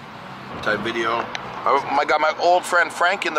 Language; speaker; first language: English; native; English